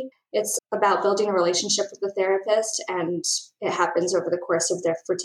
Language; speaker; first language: English; native; English